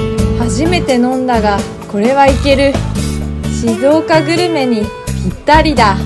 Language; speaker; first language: Japanese; native; Japanese